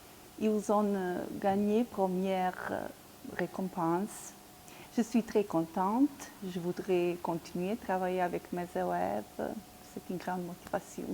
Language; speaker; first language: French; non-native, fluent; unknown